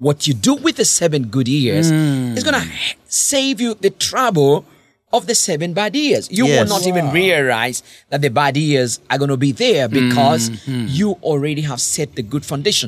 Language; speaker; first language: English; non-native, local second language; Kikuyu